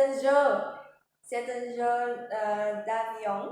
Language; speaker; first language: French; non-native, learner; Vietnamese